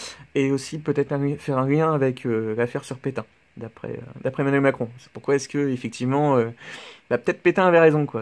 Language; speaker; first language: French; native; French